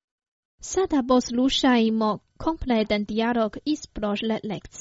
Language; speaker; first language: Croatian; non-native, fluent; Chinese